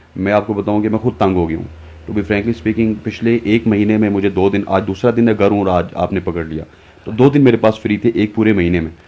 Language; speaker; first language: Urdu; non-native, local second language; Punjabi